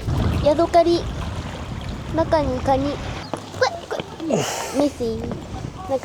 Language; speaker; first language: Japanese; non-native, learner; French